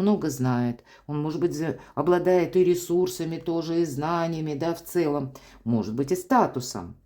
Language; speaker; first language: Russian; native; Russian